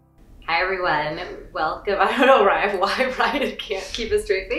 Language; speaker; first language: English; native; English